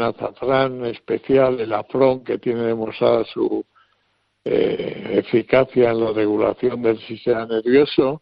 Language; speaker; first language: Spanish; native; Spanish